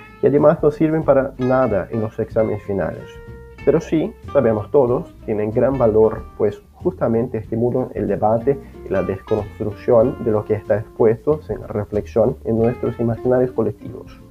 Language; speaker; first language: Spanish; non-native, fluent; Portuguese